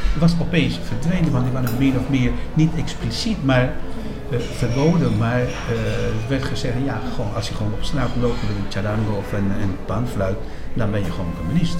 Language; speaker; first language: Dutch; non-native, fluent; Spanish